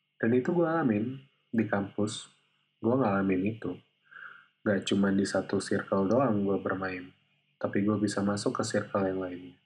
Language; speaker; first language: Indonesian; native; Indonesian